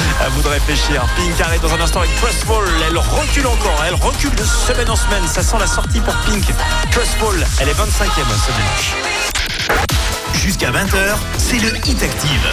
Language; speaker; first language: French; native; French